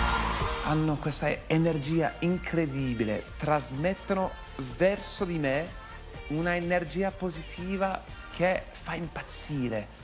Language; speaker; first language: Italian; non-native, fluent; English